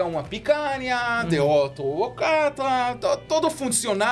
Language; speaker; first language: Portuguese; non-native, learner; Hebrew